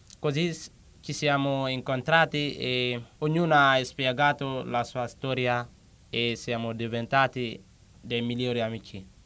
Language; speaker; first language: Italian; non-native, learner; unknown